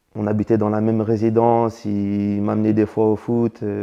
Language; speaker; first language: French; native; French